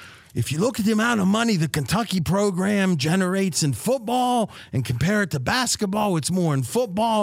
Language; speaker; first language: English; native; English